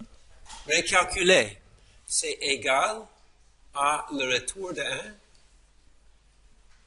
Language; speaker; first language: French; non-native, fluent; English